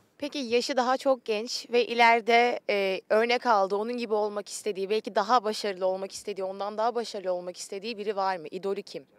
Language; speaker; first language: Turkish; native; Turkish